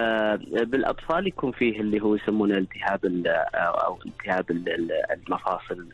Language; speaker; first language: Arabic; native; Arabic